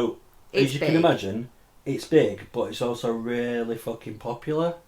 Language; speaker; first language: English; native; English